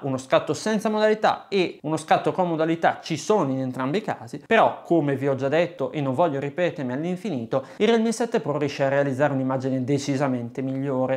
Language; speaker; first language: Italian; native; Italian